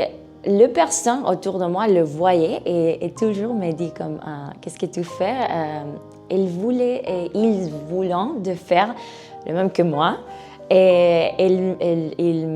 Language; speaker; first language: French; non-native, learner; Spanish